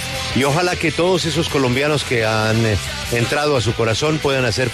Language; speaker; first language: Spanish; native; Spanish